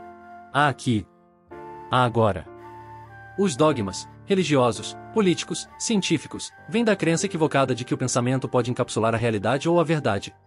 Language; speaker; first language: Portuguese; native; Portuguese